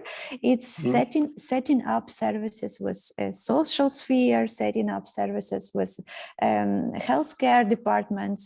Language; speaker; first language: English; non-native, fluent; Ukrainian